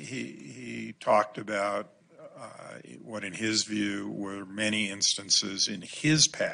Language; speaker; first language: English; native; English